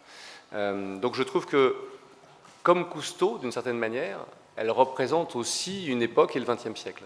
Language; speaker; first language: French; native; French